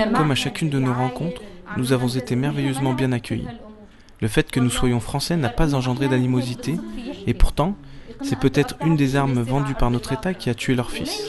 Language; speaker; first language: French; native; French